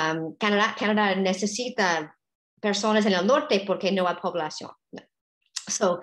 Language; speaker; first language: Spanish; non-native, fluent; English